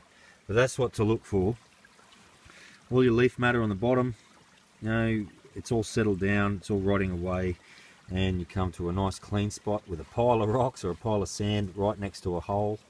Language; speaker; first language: English; native; English